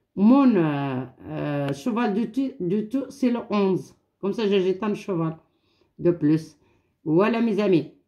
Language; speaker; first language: French; non-native, local second language; Arabic